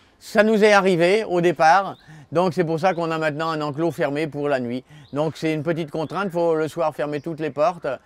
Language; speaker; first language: French; native; French